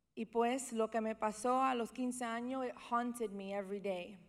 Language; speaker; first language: Spanish; early bilingual, heritage; Spanish